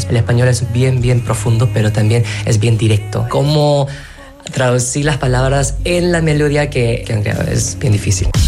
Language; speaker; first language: Spanish; non-native, fluent; Korean